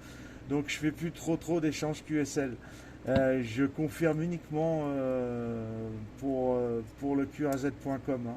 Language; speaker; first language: French; native; French